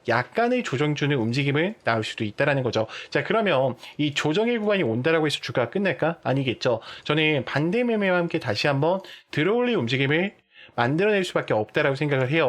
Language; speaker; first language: Korean; native; Korean